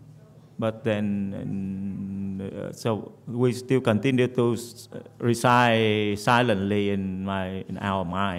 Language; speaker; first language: English; non-native, fluent; Vietnamese